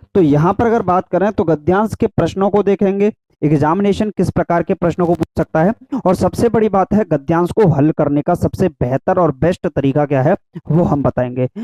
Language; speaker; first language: Hindi; native; Hindi